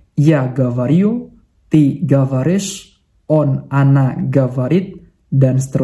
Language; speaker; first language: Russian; non-native, fluent; Indonesian